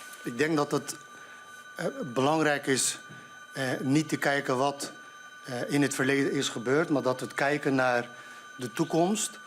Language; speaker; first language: Dutch; non-native, fluent; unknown